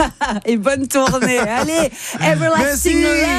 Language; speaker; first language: French; native; French